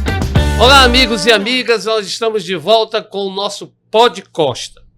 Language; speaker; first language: Portuguese; native; Portuguese